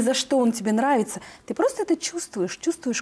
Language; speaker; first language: Russian; native; Russian